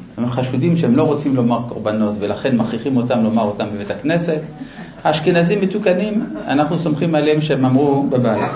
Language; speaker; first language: Hebrew; non-native, fluent; Spanish